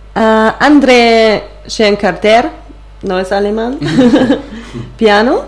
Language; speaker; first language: Spanish; non-native, learner; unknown